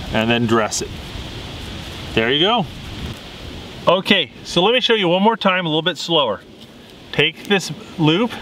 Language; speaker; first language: English; native; English